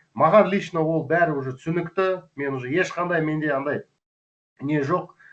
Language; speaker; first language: Kazakh; non-native, local second language; Russian